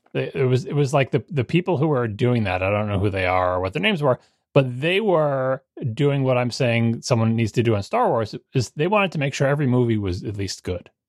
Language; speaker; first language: English; native; English